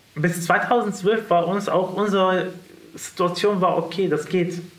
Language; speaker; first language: German; non-native, fluent; Arabic